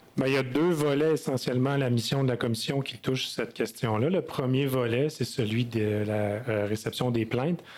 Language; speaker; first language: French; native; French